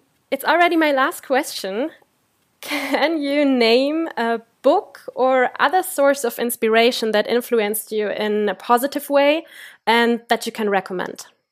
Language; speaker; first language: English; non-native, fluent; German